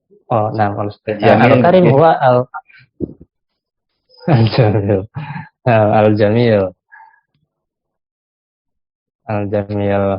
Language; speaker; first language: Arabic; non-native, fluent; Indonesian